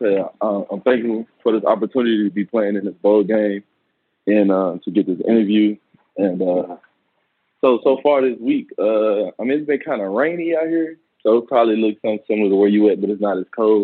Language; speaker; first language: English; native; English